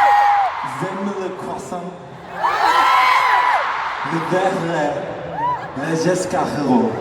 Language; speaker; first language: French; non-native, learner; Korean